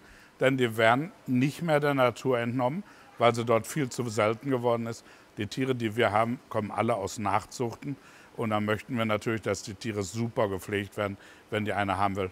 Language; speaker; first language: German; native; German